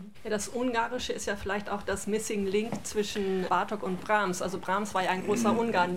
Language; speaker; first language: German; native; German